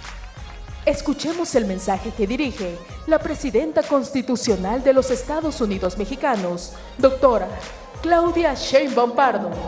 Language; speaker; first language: Spanish; native; Spanish